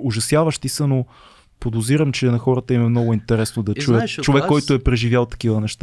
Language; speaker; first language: Bulgarian; native; Bulgarian